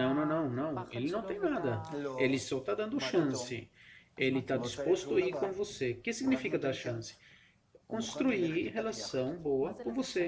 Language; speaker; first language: Portuguese; non-native, fluent; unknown